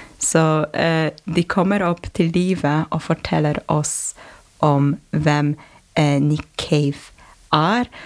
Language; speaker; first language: Norwegian; non-native, fluent; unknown